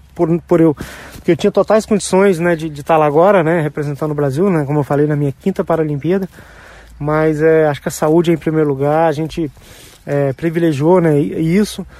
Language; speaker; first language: Portuguese; native; Portuguese